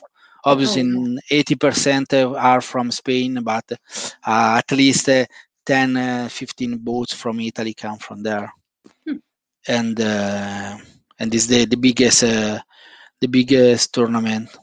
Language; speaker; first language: English; non-native, fluent; Italian